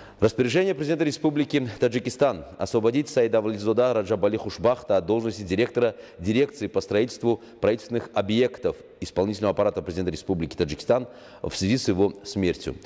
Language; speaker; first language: Russian; non-native, local second language; Tajik